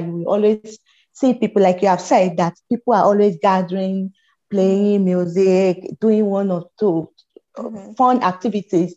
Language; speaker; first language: English; non-native, local second language; Yoruba